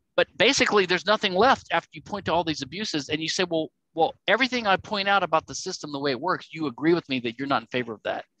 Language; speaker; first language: English; native; English